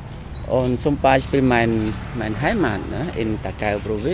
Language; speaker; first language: German; non-native, fluent; Khmer